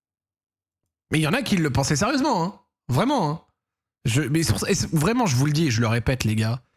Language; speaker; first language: French; native; French